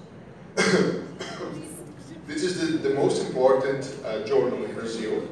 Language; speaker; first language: English; non-native, learner; Portuguese